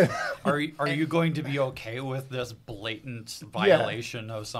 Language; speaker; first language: English; native; English